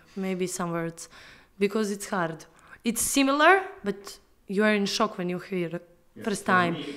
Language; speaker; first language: English; non-native, fluent; Serbian